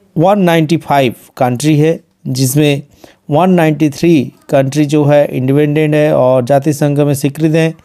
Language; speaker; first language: Hindi; non-native, local second language; Bangla